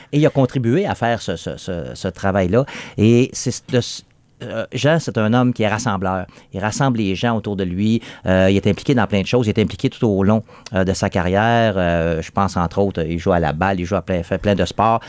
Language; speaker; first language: French; native; French